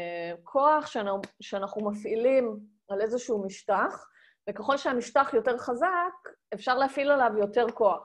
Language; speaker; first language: Hebrew; native; Hebrew